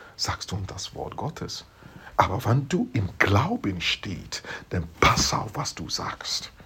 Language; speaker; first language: German; non-native, fluent; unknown